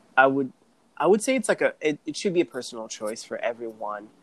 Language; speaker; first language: English; non-native, fluent; Rundi